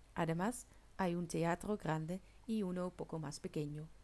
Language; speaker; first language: Spanish; non-native, learner; Dutch